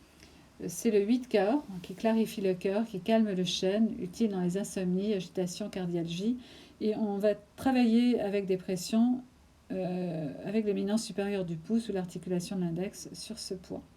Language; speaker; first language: French; native; French